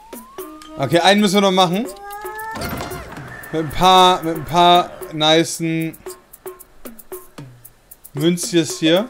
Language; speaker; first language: German; native; German